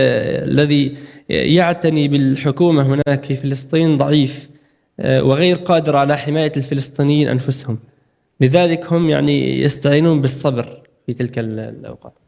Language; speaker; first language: Arabic; native; Arabic